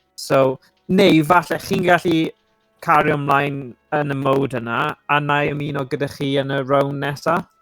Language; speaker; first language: Welsh; non-native, local second language; English